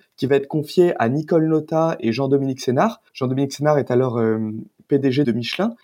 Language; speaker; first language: French; native; French